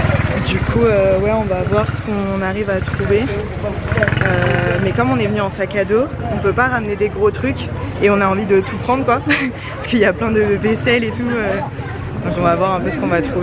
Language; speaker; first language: French; native; French